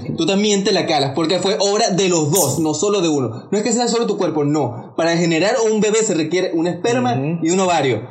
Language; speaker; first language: Spanish; native; Spanish